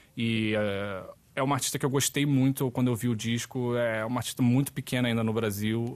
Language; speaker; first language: Portuguese; native; Portuguese